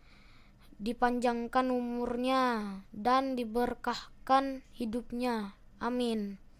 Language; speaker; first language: Indonesian; native; Indonesian